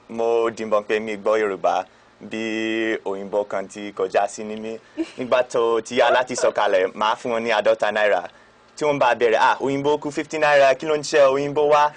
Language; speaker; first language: Yoruba; non-native, fluent; English